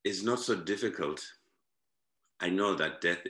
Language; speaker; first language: English; non-native, local second language; Shona